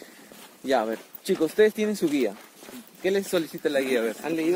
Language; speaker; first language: Spanish; native; Spanish